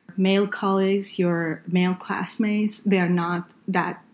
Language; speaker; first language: English; non-native, fluent; Persian